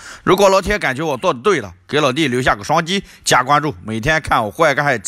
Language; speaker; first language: Chinese; native; Chinese